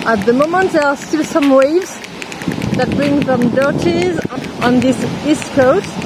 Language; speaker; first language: English; non-native, fluent; French